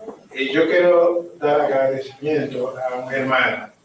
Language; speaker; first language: Spanish; non-native, learner; Haitian Creole